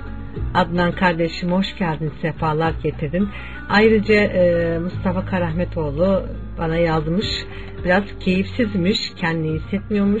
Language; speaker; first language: Turkish; native; Turkish